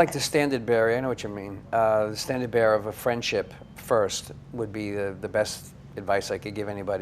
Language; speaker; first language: English; native; English